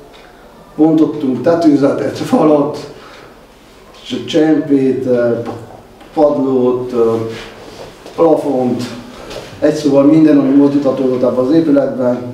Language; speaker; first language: Hungarian; native; Hungarian